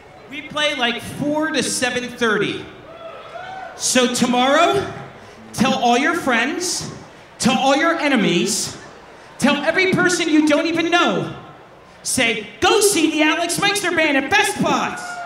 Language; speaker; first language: English; native; English